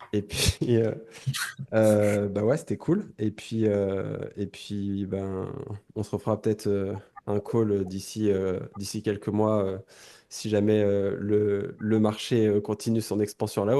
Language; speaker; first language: French; native; French